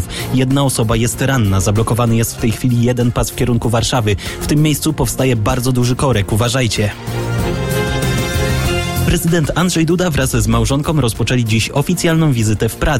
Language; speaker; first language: Polish; native; Polish